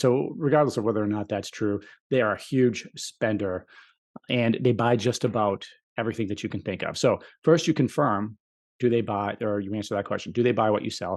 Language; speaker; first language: English; native; English